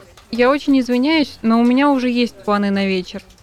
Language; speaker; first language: Russian; native; Russian